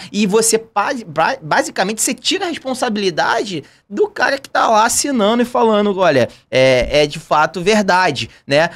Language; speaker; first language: Portuguese; native; Portuguese